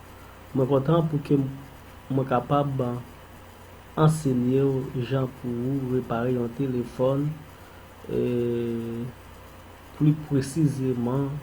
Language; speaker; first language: French; non-native, learner; Haitian Creole